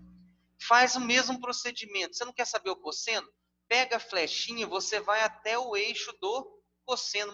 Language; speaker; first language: Portuguese; native; Portuguese